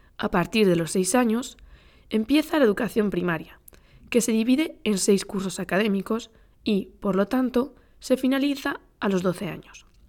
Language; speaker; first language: Spanish; native; Spanish